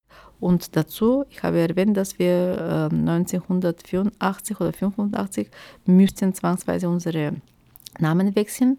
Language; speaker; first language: German; non-native, fluent; Turkish